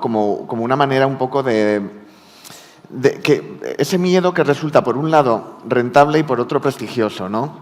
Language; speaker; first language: Spanish; native; Spanish